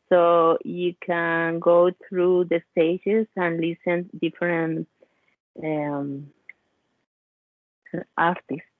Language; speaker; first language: English; non-native, learner; Spanish